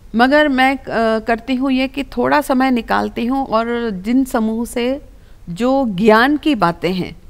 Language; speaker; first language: Hindi; non-native, local second language; Telugu